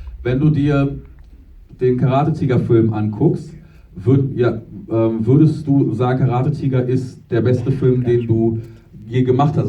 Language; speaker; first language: German; native; German